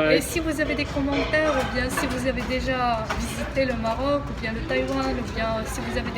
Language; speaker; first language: French; non-native, local second language; Arabic